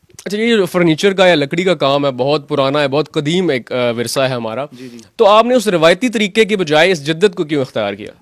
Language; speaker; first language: Urdu; non-native, local second language; Punjabi